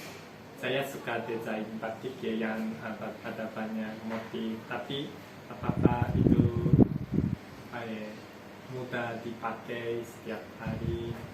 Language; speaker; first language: Indonesian; non-native, fluent; Japanese